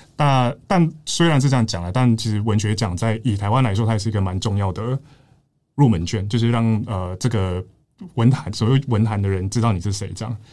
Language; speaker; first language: Chinese; native; Chinese